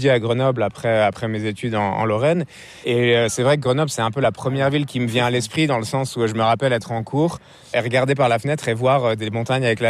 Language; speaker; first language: French; native; French